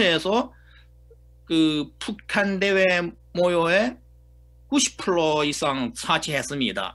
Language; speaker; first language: Korean; non-native, fluent; Chinese